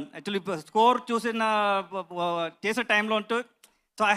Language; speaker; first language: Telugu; non-native, learner; Kannada